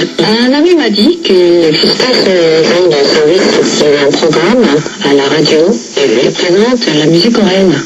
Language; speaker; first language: French; non-native, fluent; Korean